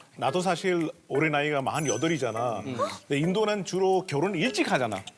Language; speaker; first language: Korean; non-native, fluent; Hindi